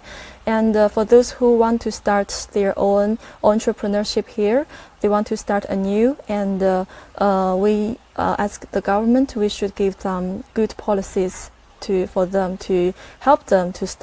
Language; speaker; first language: English; non-native, fluent; Chinese